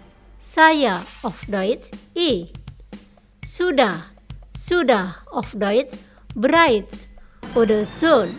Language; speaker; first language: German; non-native, fluent; Indonesian